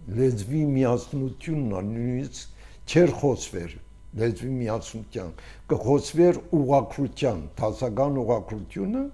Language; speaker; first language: Armenian; early bilingual, heritage; Armenian